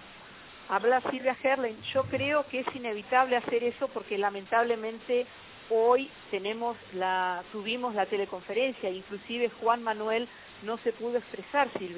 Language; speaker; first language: Spanish; native; Spanish